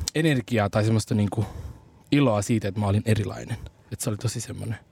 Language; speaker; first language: Finnish; early bilingual, other home language; Somali